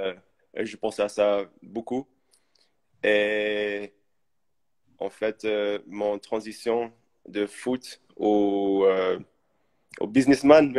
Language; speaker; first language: French; early bilingual, heritage; English